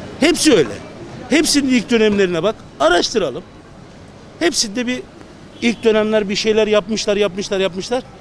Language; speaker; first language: Turkish; native; Turkish